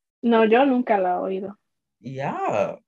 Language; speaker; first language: Spanish; early bilingual, heritage; Spanish